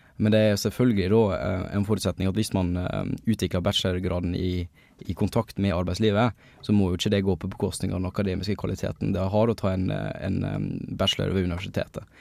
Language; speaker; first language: Norwegian; native; Norwegian